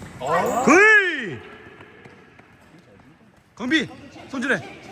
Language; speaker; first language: Korean; native; Korean